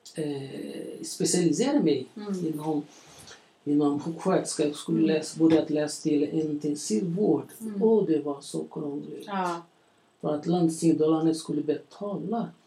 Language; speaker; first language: Swedish; non-native, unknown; Portuguese